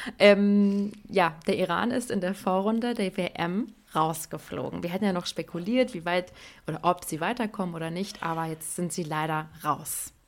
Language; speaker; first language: German; early bilingual, other home language; Persian